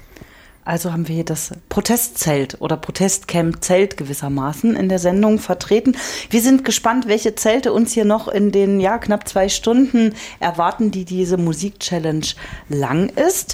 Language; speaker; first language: German; native; German